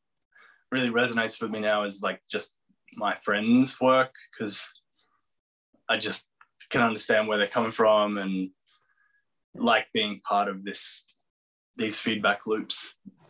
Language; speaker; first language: English; native; English